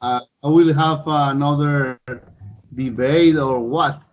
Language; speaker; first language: English; non-native, learner; Spanish